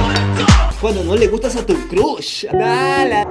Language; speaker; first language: Spanish; native; Spanish